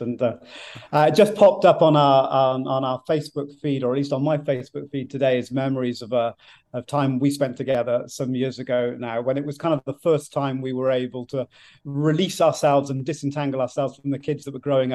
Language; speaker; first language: English; native; English